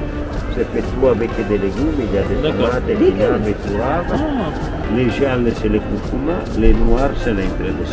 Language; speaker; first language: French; non-native, learner; Italian